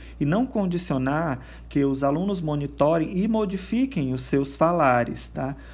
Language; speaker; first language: Portuguese; native; Portuguese